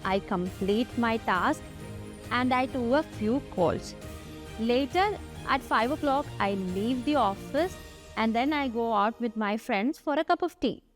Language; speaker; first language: English; non-native, local second language; Malayalam